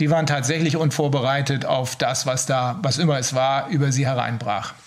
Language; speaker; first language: German; native; German